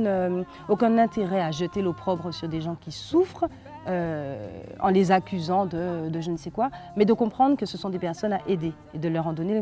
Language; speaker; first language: French; native; French